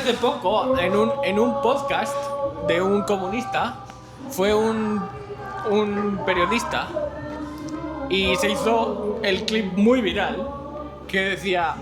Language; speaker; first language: Spanish; native; Spanish